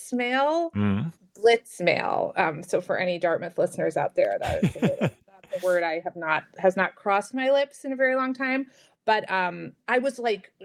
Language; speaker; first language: English; native; English